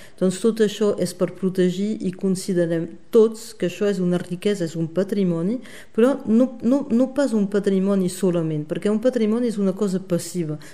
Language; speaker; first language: Catalan; native; Catalan